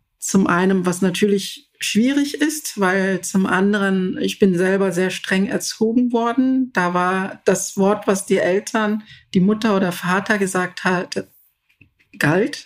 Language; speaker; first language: German; early bilingual, other home language; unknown